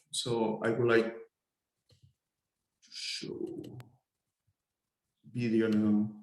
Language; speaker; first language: English; non-native, fluent; Spanish